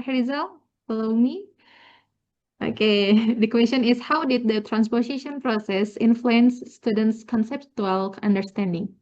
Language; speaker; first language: English; non-native, learner; Indonesian